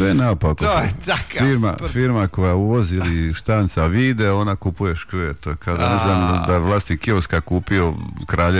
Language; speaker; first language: Croatian; native; Croatian